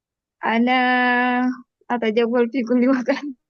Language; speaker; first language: Arabic; non-native, learner; Indonesian